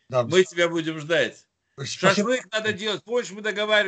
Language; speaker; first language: Russian; native; Russian